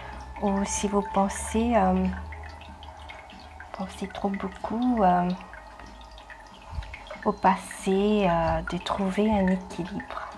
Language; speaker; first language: French; non-native, fluent; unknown